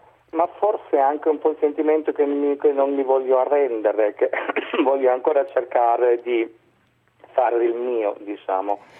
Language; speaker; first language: Italian; non-native, fluent; German